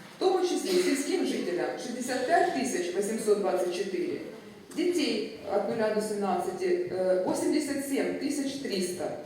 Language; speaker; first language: Ukrainian; native; Ukrainian